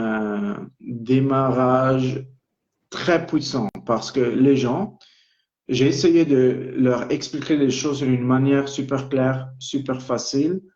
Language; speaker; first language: French; non-native, local second language; Italian